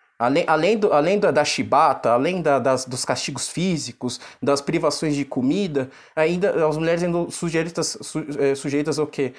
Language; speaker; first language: Portuguese; native; Portuguese